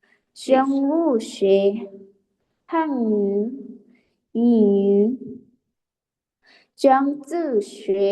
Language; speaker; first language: Chinese; non-native, learner; Lao